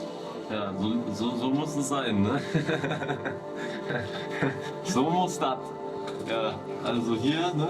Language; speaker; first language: German; native; German